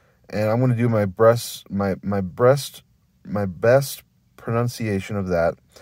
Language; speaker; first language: English; native; English